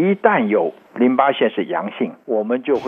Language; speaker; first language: Chinese; native; Chinese